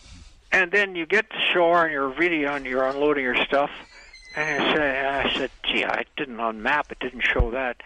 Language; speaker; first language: English; native; English